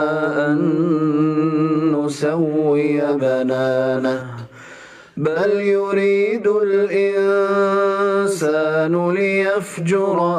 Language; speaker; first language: Arabic; native; Arabic